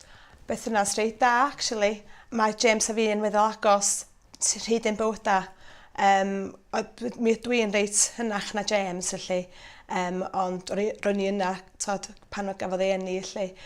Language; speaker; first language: Welsh; native; Welsh